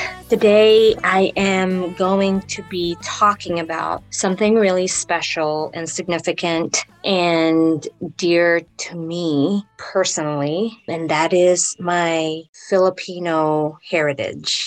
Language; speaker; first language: English; non-native, local second language; Filipino